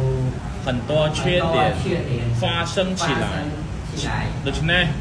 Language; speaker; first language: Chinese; non-native, learner; Khmer